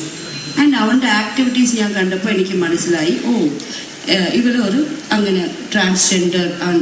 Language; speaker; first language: Malayalam; non-native, local second language; Tamil